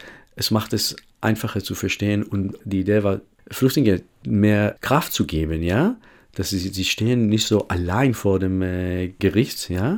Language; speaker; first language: German; non-native, fluent; Hebrew